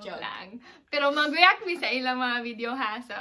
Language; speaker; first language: Cebuano; native; Cebuano